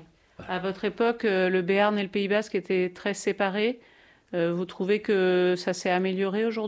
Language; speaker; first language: French; native; French